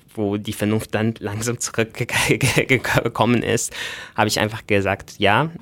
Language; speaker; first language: German; non-native, fluent; Arabic